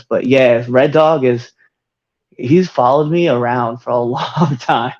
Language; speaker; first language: English; native; English